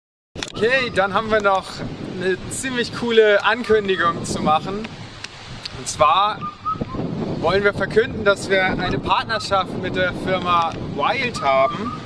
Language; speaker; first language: German; native; German